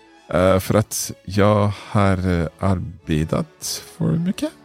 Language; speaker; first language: Swedish; non-native, learner; English